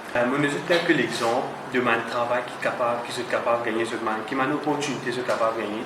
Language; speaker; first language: French; non-native, local second language; Morisyen